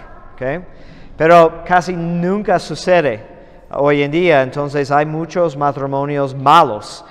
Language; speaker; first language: Spanish; non-native, fluent; English